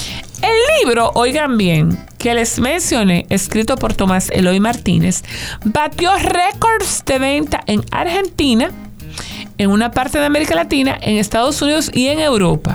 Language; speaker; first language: Spanish; native; Spanish